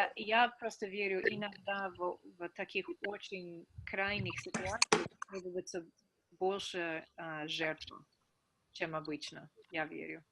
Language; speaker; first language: Russian; non-native, fluent; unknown